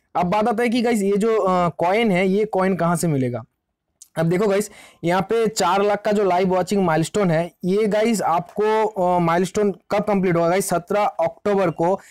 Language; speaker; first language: Hindi; native; Hindi